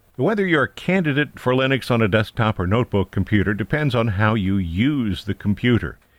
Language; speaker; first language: English; native; English